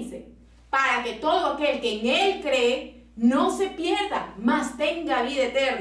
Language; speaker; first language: Spanish; native; Spanish